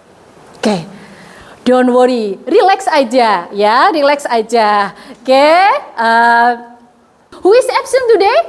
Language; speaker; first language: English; non-native, fluent; Indonesian